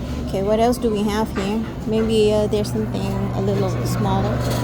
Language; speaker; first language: English; non-native, fluent; Thai